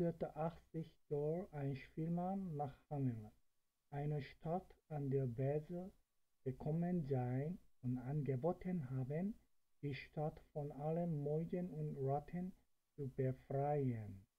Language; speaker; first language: German; non-native, fluent; Korean